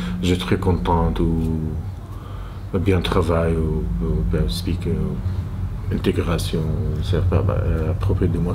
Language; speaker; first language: French; non-native, learner; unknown